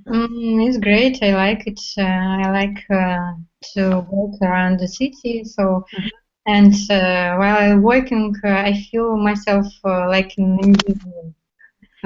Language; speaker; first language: English; non-native, learner; Russian